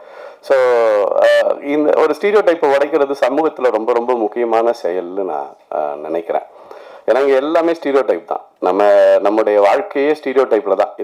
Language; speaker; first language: Tamil; native; Tamil